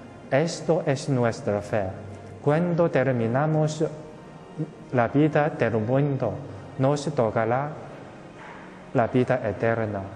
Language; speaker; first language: Spanish; non-native, fluent; Chinese